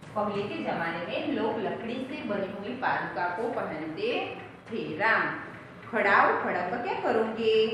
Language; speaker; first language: Hindi; non-native, local second language; Gujarati